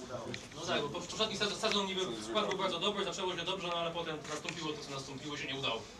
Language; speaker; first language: Polish; native; Polish